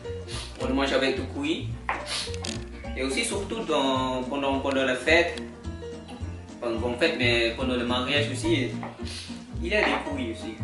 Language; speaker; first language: French; non-native, learner; Malay